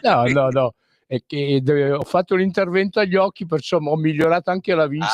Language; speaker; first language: Italian; native; Italian